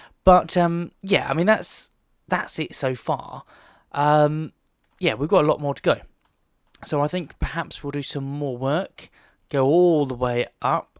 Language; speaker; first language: English; native; English